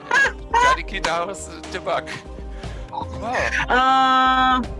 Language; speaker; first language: Indonesian; non-native, fluent; German